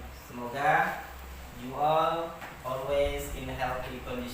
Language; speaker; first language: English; non-native, learner; Indonesian